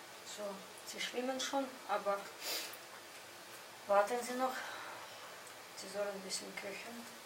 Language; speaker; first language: German; non-native, fluent; Russian